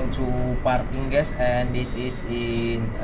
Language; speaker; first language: English; non-native, local second language; Indonesian